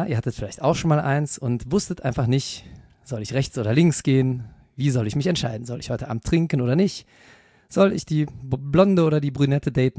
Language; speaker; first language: German; native; German